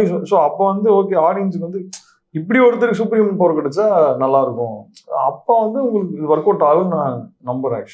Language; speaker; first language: Tamil; native; Tamil